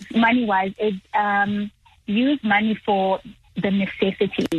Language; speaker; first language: English; non-native, local second language; Zulu